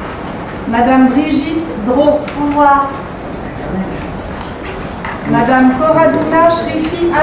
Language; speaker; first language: French; native; French